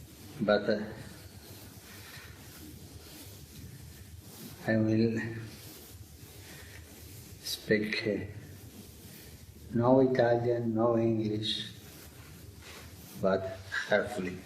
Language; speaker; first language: English; non-native, learner; Italian